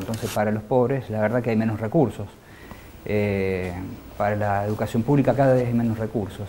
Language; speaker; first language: Spanish; native; Spanish